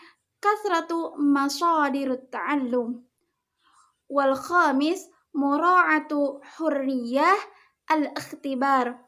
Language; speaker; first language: Arabic; non-native, learner; Indonesian